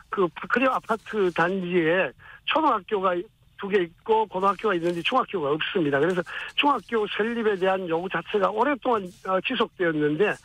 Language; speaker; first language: Korean; native; Korean